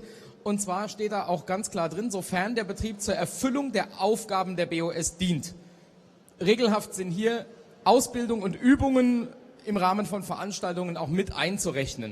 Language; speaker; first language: German; native; German